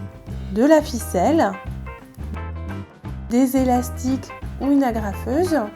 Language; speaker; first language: French; native; French